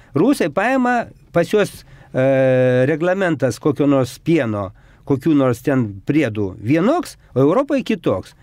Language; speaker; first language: Lithuanian; native; Lithuanian